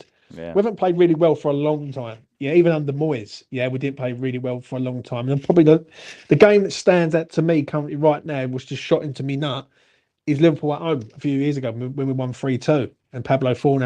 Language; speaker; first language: English; native; English